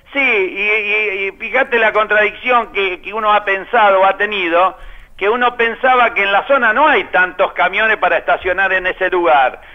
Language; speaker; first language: Spanish; native; Spanish